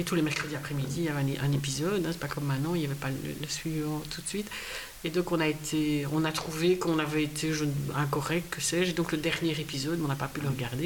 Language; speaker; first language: French; native; French